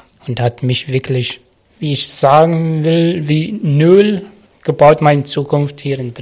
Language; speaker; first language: German; non-native, learner; Arabic